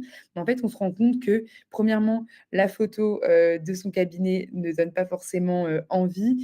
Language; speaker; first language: French; native; French